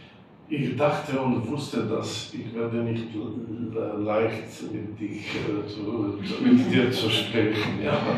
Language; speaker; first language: German; non-native, learner; Slovenian